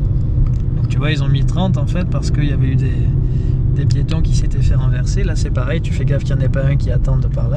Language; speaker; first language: French; native; French